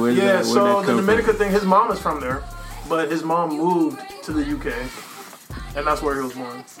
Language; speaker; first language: English; native; English